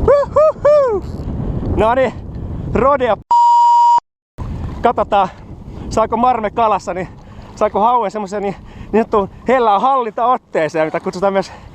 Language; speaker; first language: Finnish; native; Finnish